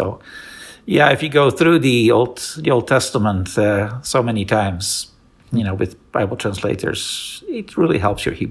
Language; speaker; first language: English; non-native, fluent; Dutch